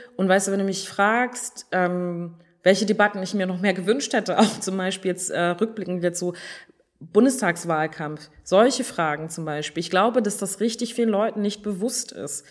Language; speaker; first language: German; early bilingual, other home language; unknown